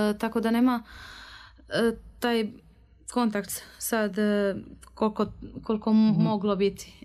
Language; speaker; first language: Croatian; non-native, learner; Arabic